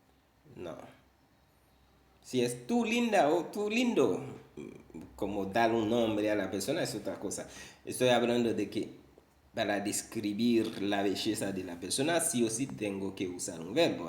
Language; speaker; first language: Spanish; non-native, fluent; Haitian Creole